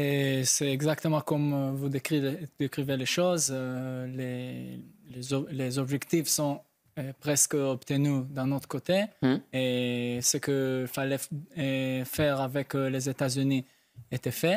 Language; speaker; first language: French; non-native, fluent; Hebrew